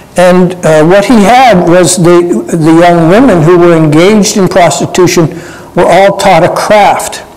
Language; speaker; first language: English; native; English